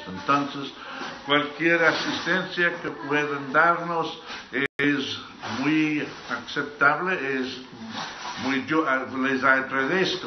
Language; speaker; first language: Spanish; non-native, fluent; English